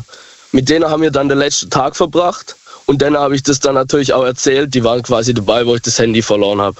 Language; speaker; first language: German; native; German